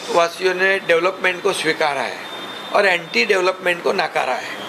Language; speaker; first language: Hindi; non-native, local second language; Marathi